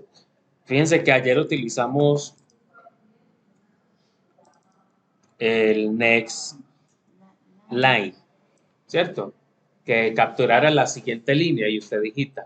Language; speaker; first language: Spanish; native; Spanish